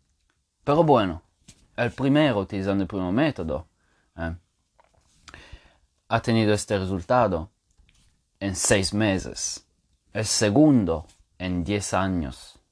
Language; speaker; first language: Spanish; non-native, fluent; Italian